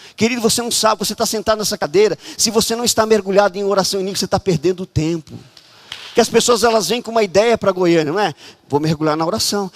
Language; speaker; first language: Portuguese; native; Portuguese